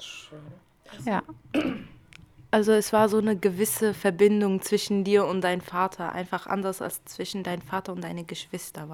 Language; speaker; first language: German; early bilingual, other home language; Kurdish